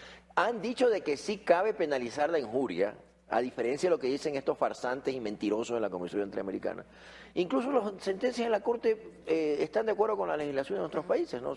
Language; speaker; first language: Spanish; native; Spanish